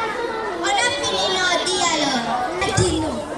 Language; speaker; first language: French; non-native, learner; Kinyarwanda